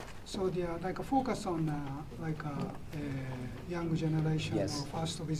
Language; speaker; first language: English; non-native, fluent; Japanese